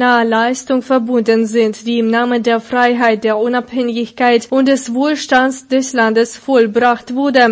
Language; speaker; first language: German; non-native, fluent; Russian